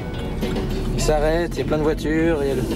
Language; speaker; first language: French; native; French